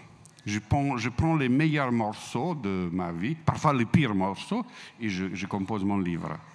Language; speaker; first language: French; non-native, fluent; Croatian